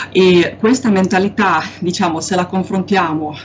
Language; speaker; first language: Italian; non-native, fluent; Russian